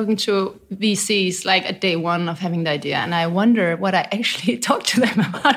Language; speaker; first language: English; non-native, fluent; Danish